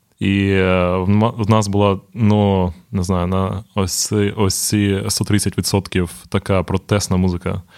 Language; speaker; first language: Ukrainian; non-native, local second language; Russian